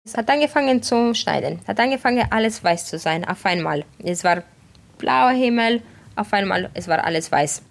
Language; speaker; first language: German; non-native, fluent; Romanian